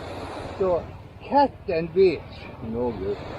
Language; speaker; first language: English; non-native, learner; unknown